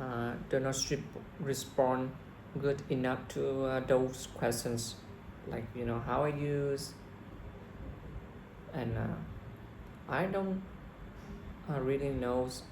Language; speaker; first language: English; non-native, learner; Vietnamese